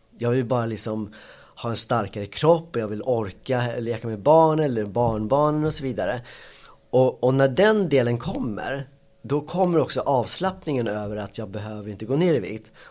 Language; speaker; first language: Swedish; early bilingual, other home language; Spanish